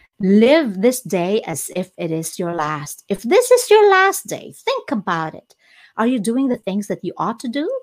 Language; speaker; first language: English; non-native, local second language; Cebuano